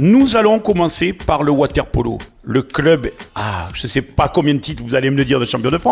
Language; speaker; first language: French; native; French